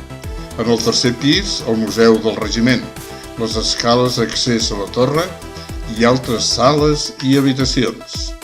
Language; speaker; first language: Catalan; native; Catalan